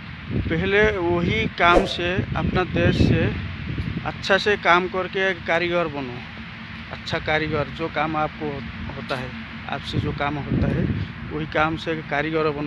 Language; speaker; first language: Hindi; non-native, local second language; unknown